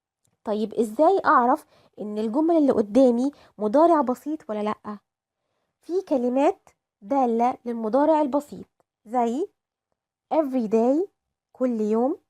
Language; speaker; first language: Arabic; native; Arabic